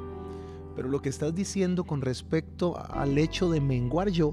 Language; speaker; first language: Spanish; native; Spanish